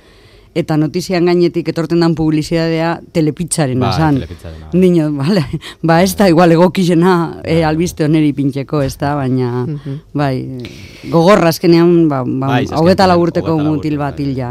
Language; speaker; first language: Basque; native; Basque